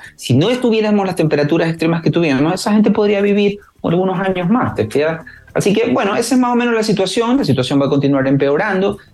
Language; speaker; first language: Spanish; native; Spanish